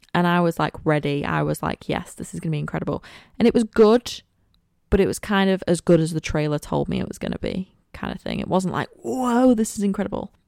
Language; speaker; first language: English; native; English